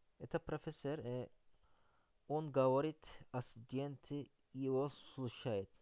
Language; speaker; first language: Russian; non-native, learner; Turkish